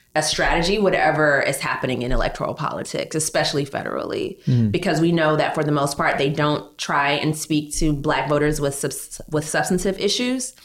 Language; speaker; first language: English; native; English